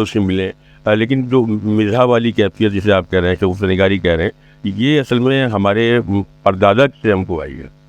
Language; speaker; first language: Urdu; native; Urdu